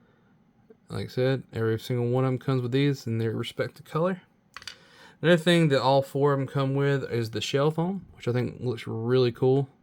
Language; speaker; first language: English; native; English